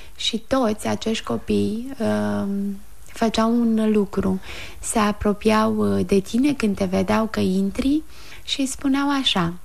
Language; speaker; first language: Romanian; native; Romanian